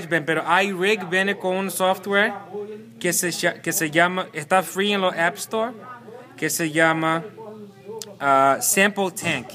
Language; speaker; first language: Spanish; non-native, learner; Portuguese